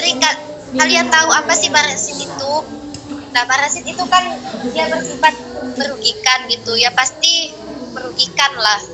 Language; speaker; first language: Indonesian; native; Indonesian